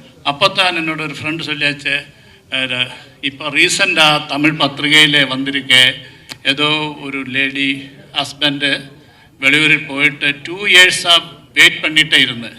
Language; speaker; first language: Tamil; non-native, learner; Malayalam